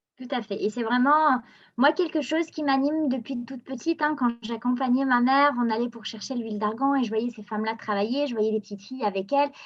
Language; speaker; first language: French; non-native, local second language; Arabic